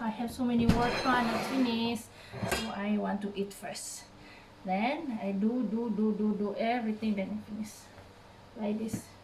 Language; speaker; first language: English; non-native, learner; Cebuano